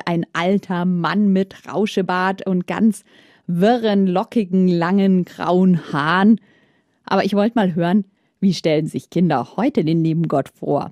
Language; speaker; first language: German; native; German